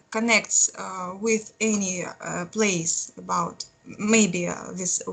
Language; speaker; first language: English; non-native, learner; Russian